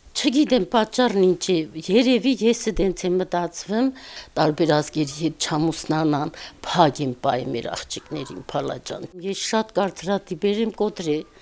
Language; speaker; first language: Armenian; non-native, local second language; Kurdish